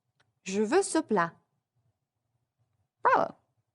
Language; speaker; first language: French; non-native, fluent; English